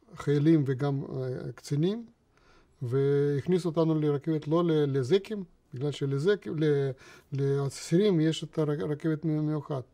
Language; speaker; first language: Hebrew; non-native, fluent; Russian